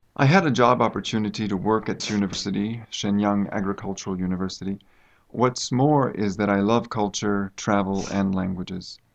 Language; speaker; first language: English; native; English